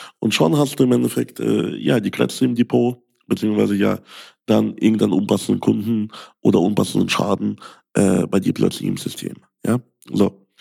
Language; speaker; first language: German; early bilingual, other home language; Russian